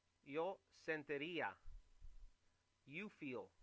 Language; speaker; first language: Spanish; non-native, fluent; English